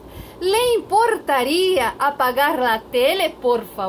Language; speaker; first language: Spanish; non-native, fluent; Portuguese